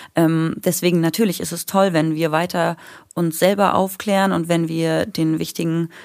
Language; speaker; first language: German; native; German